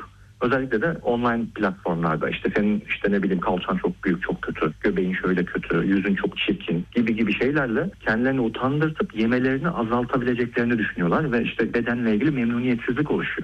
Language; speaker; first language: Turkish; native; Turkish